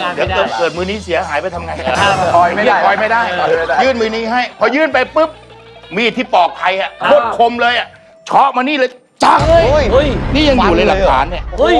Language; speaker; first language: Thai; native; Thai